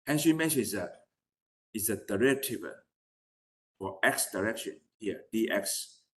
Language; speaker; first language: English; non-native, fluent; Chinese